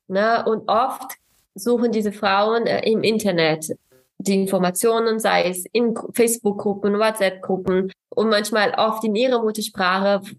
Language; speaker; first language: German; non-native, fluent; Portuguese